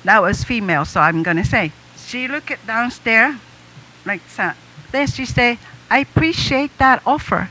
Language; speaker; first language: English; non-native, fluent; Japanese